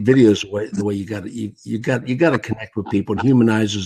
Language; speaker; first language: English; native; English